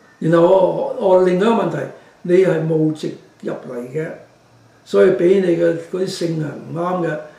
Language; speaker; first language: Cantonese; early bilingual, heritage; Cantonese